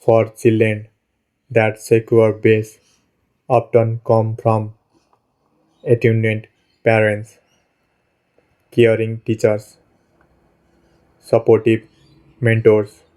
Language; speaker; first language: English; non-native, fluent; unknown